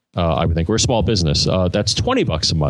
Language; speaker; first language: English; native; English